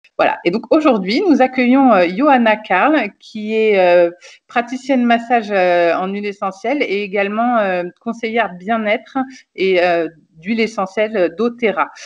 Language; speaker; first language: French; native; French